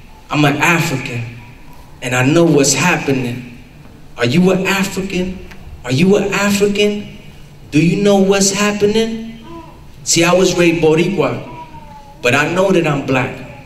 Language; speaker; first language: English; early bilingual, other home language; Spanish